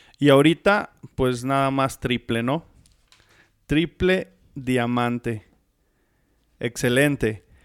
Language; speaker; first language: Spanish; native; Spanish